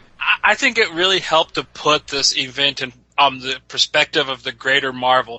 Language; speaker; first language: English; native; English